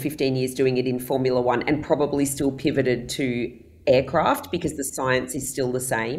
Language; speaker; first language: English; native; English